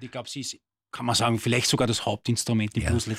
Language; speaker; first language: German; native; German